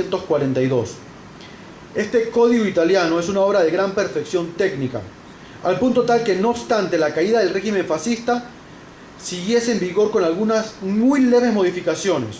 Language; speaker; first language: Spanish; native; Spanish